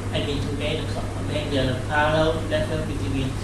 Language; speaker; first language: English; non-native, fluent; Thai